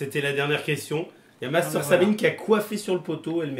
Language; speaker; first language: French; native; French